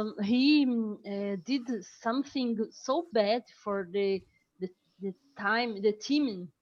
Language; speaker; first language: English; non-native, learner; Portuguese